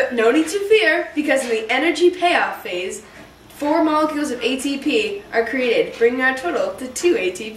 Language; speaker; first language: English; native; English